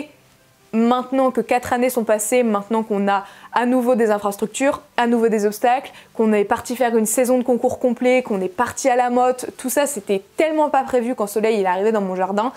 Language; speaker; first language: French; native; French